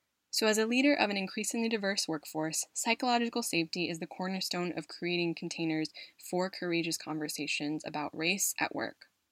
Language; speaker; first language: English; native; English